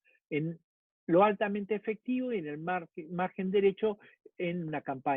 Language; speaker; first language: Spanish; native; Spanish